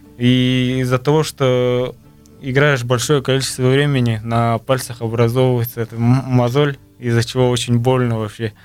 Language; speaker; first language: Russian; non-native, local second language; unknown